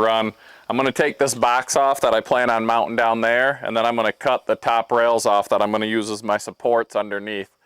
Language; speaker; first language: English; native; English